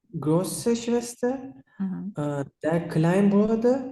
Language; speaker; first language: German; non-native, learner; Turkish